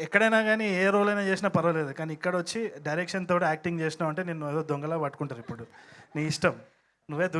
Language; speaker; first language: Telugu; native; Telugu